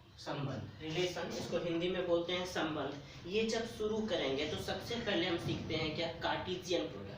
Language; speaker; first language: Hindi; native; Hindi